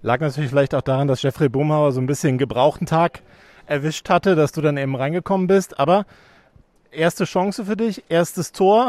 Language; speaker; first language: German; native; German